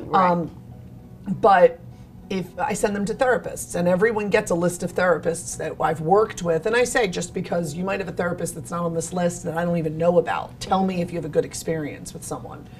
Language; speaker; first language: English; native; English